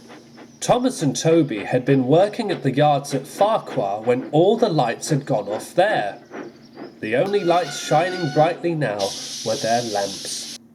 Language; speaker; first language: English; native; English